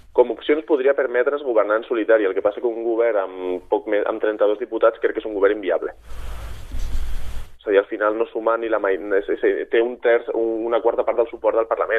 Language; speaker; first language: Catalan; native; Catalan